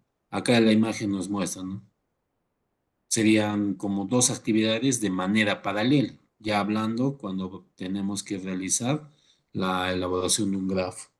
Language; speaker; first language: Spanish; native; Spanish